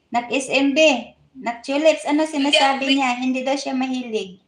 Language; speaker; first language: Filipino; non-native, local second language; Cebuano